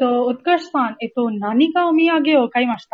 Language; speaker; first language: Japanese; non-native, learner; Hindi